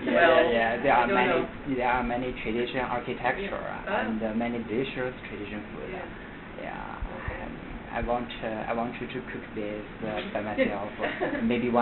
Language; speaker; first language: English; non-native, learner; Chinese